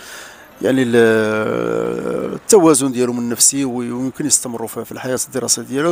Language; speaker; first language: Arabic; native; Arabic